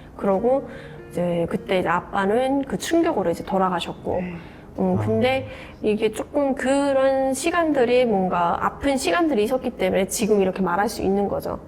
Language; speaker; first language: Korean; native; Korean